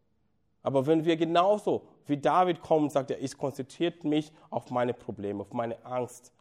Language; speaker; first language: German; non-native, fluent; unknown